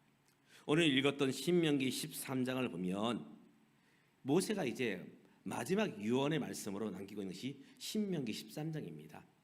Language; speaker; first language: Korean; native; Korean